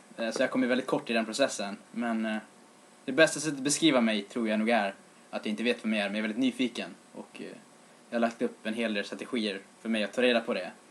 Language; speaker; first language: Swedish; native; Swedish